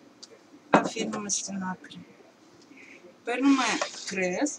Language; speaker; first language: Greek; non-native, learner; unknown